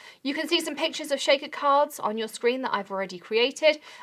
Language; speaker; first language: English; native; English